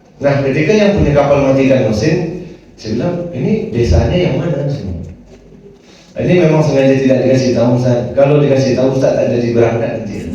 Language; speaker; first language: Indonesian; native; Indonesian